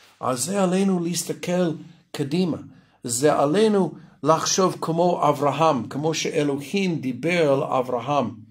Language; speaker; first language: Hebrew; non-native, fluent; English